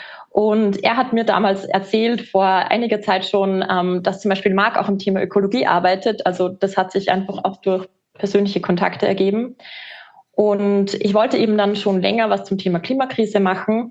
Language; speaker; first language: German; native; German